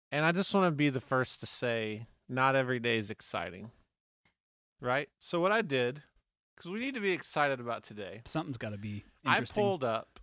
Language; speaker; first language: English; native; English